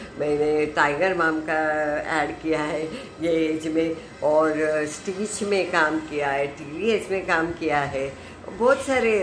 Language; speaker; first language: Hindi; non-native, local second language; Marathi